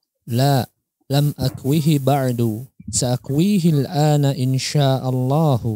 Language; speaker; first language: Arabic; non-native, learner; Indonesian